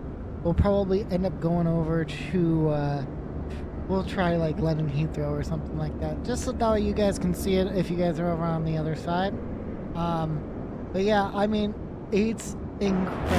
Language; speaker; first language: English; native; English